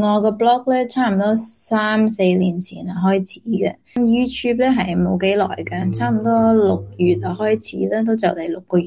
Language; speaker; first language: Cantonese; early bilingual, heritage; Cantonese